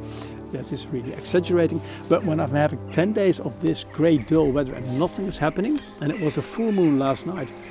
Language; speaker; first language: English; non-native, fluent; Dutch